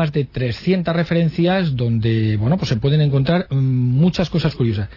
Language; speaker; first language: Spanish; native; Spanish